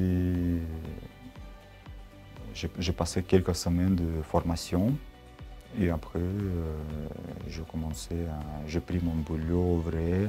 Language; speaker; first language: French; non-native, learner; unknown